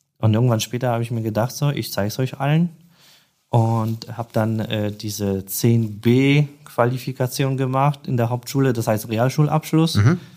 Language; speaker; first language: German; non-native, fluent; Polish